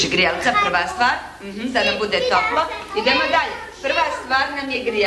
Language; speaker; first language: Serbian; native; Serbian